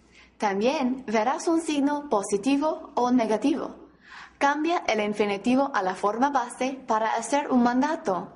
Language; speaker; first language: Spanish; non-native, fluent; English